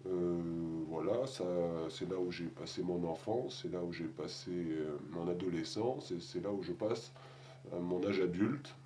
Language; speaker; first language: French; non-native, local second language; Arabic